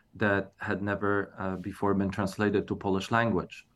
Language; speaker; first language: English; non-native, fluent; Polish